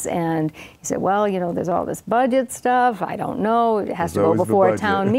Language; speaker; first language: English; native; English